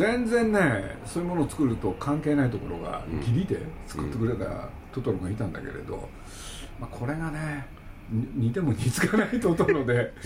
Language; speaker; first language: Japanese; native; Japanese